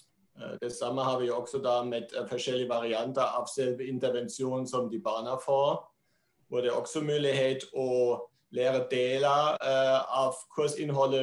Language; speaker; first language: Norwegian; non-native, fluent; German